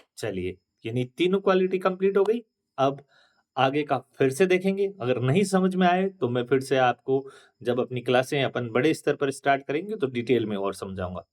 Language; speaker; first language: Hindi; native; Hindi